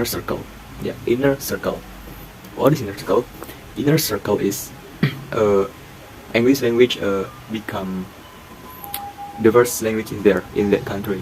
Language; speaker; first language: English; non-native, learner; Indonesian